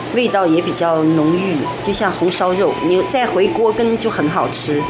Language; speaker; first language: Chinese; native; Chinese